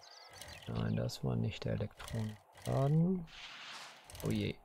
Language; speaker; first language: German; native; German